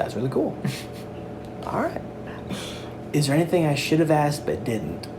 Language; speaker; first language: English; native; English